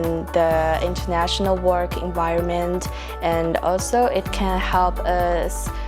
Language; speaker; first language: English; non-native, fluent; Chinese